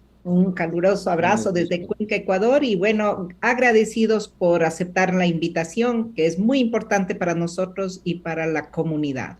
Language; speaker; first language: Spanish; native; Spanish